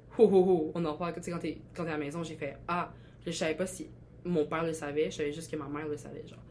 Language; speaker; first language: French; early bilingual, other home language; Albanian